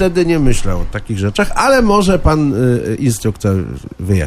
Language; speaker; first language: Polish; native; Polish